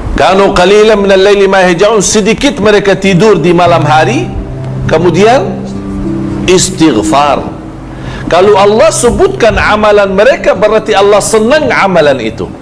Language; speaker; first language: Malay; non-native, fluent; Arabic